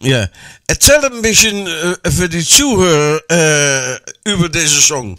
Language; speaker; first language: German; non-native, learner; Dutch